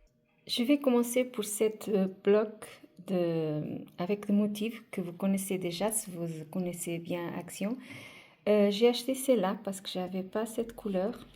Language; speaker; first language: French; non-native, fluent; Portuguese